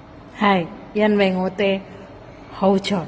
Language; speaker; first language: Cantonese; non-native, fluent; Indonesian